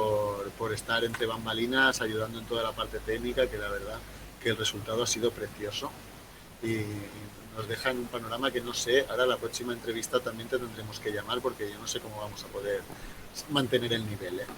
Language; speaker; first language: Spanish; native; Spanish